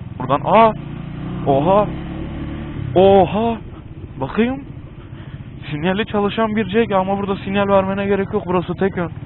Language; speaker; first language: Turkish; native; Turkish